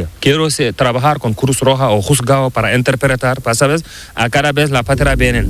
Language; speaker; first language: Spanish; non-native, learner; Fula